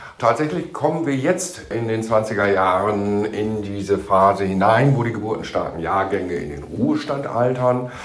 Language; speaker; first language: German; native; German